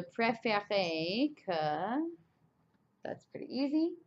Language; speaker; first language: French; non-native, fluent; English